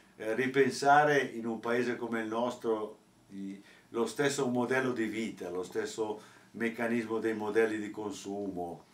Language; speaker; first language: Italian; native; Italian